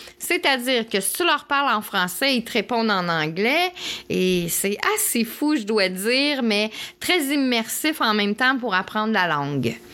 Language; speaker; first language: French; native; French